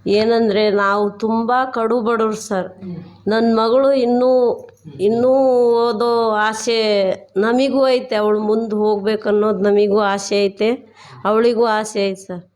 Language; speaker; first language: Kannada; non-native, local second language; Lambadi